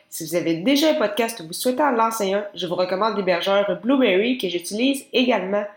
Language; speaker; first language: French; native; French